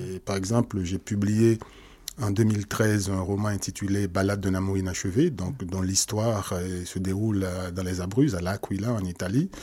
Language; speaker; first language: French; non-native, local second language; Haitian Creole